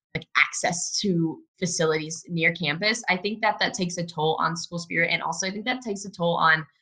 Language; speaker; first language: English; native; English